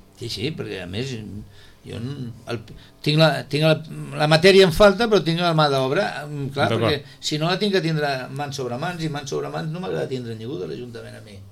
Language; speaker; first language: Catalan; native; Catalan